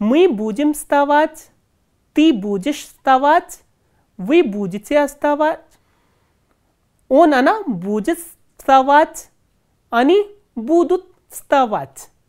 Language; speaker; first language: Russian; non-native, fluent; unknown